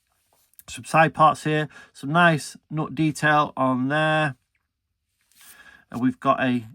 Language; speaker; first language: English; native; English